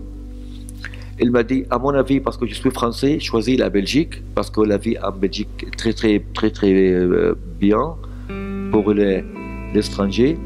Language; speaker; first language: French; non-native, learner; Arabic